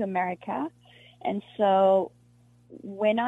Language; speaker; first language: English; non-native, local second language; Afrikaans